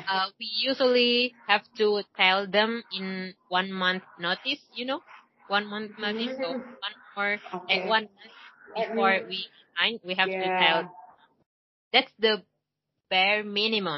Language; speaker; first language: English; non-native, learner; Indonesian